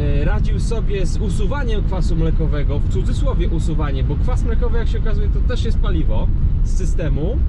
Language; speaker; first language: Polish; native; Polish